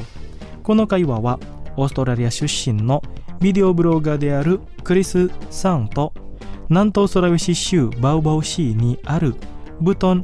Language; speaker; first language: Japanese; non-native, fluent; Indonesian